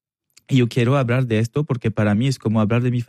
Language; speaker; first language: Spanish; non-native, learner; French